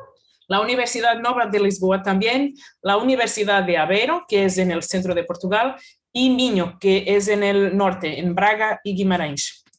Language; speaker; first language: Spanish; non-native, fluent; Portuguese